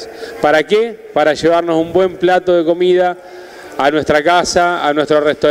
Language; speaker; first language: Spanish; native; Spanish